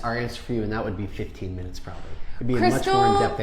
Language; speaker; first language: English; native; English